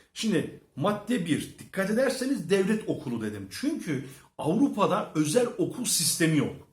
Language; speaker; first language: Turkish; early bilingual, heritage; Turkish